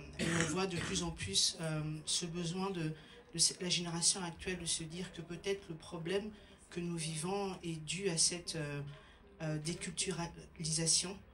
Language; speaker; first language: French; non-native, local second language; Lingala